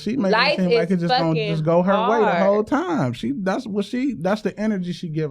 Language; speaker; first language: English; native; English